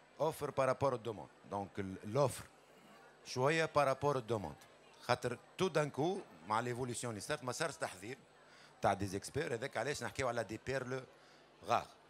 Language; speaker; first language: French; non-native, local second language; Arabic